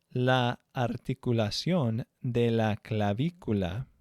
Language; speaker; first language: Spanish; non-native, fluent; English